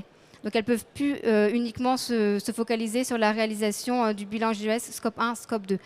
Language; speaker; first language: French; native; French